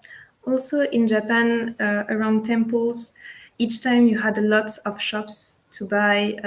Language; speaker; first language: English; non-native, fluent; French